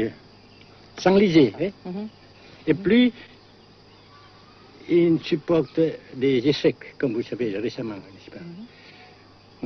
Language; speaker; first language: French; non-native, fluent; Vietnamese